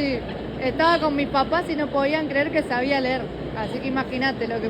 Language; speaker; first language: Spanish; native; Spanish